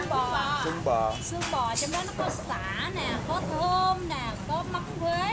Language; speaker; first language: Vietnamese; non-native, local second language; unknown